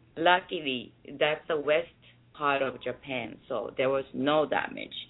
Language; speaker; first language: English; non-native, fluent; Japanese